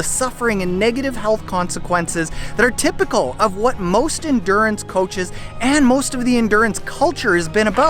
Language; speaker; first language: English; native; English